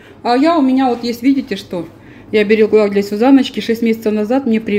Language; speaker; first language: Russian; native; Russian